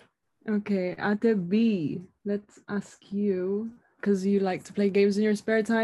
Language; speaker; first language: English; non-native, local second language; Hiligaynon